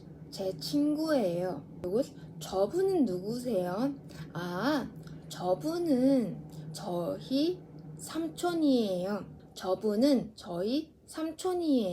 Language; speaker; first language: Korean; non-native, fluent; Mongolian